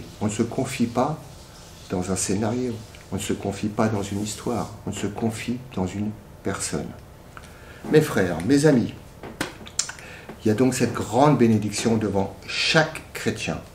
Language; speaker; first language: French; native; French